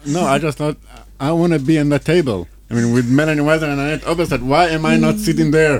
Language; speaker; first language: English; non-native, fluent; Hebrew